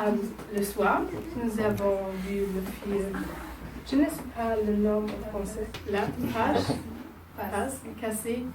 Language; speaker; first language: French; non-native, learner; German